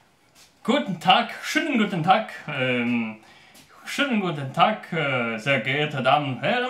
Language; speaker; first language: German; non-native, fluent; Polish